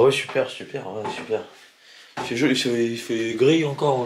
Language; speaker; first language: French; native; French